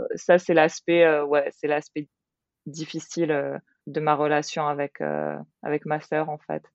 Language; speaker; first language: French; native; French